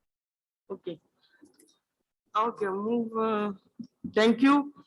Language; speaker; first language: English; non-native, learner; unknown